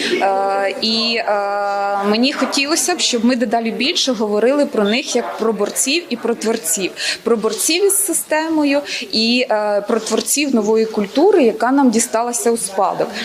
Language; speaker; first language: Ukrainian; native; Ukrainian